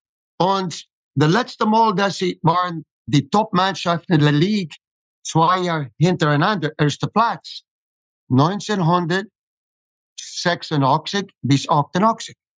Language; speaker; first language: German; non-native, fluent; English